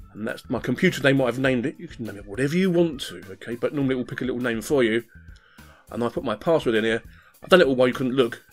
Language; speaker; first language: English; native; English